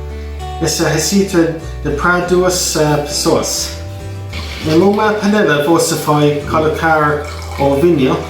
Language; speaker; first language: Portuguese; non-native, learner; English